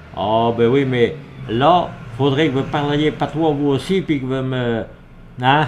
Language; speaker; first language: French; native; French